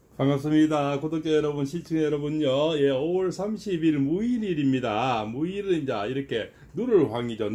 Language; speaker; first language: Korean; native; Korean